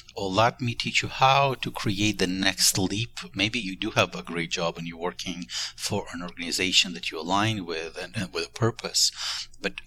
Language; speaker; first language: English; non-native, fluent; Ukrainian